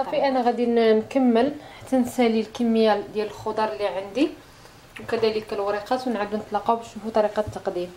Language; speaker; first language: Arabic; native; Arabic